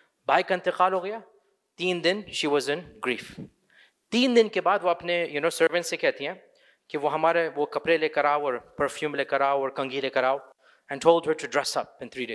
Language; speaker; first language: Urdu; early bilingual, other home language; English